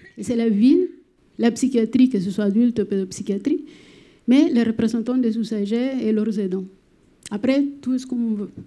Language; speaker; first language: French; non-native, fluent; Spanish